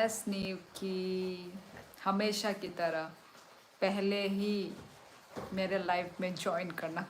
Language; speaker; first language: Hindi; non-native, local second language; Kok Borok